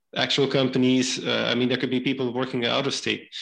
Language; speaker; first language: English; non-native, fluent; Dutch